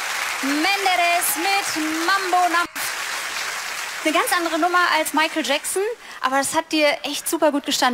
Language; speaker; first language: German; native; German